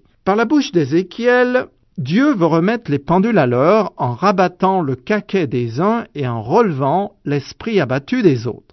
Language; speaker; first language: French; native; French